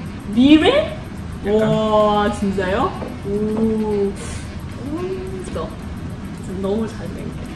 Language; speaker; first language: Korean; non-native, fluent; Vietnamese